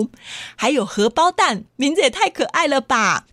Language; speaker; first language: Chinese; native; Chinese